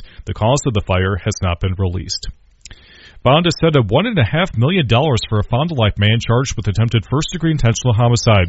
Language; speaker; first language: English; native; English